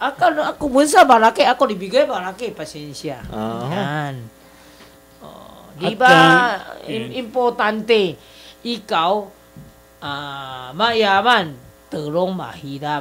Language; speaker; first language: Filipino; non-native, learner; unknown